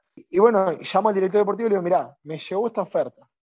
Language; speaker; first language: Spanish; native; Spanish